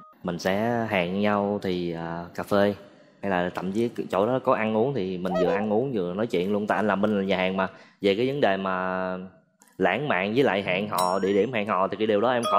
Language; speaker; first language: Vietnamese; native; Vietnamese